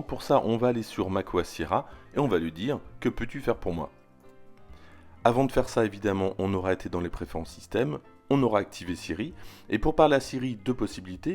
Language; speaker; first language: French; native; French